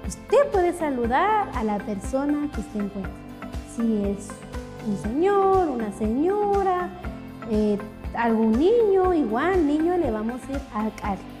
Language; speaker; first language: Spanish; non-native, local second language; Kʼicheʼ